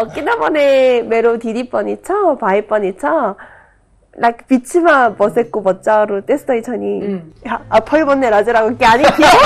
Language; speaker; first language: Nepali; non-native, learner; Korean